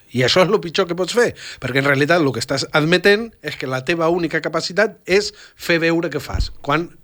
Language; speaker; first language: Catalan; early bilingual, other home language; Spanish